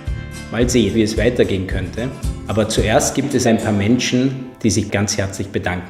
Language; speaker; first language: German; native; German